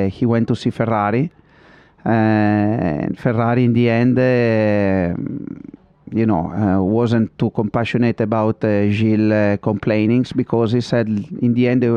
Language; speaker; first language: English; non-native, fluent; Italian